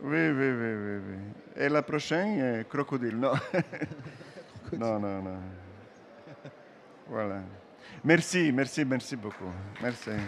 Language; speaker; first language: French; non-native, learner; Serbian